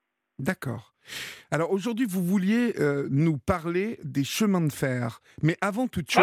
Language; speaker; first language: French; native; French